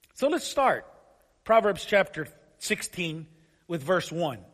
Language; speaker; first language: English; native; English